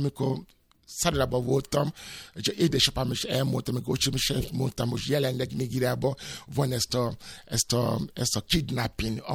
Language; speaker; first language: Hungarian; non-native, fluent; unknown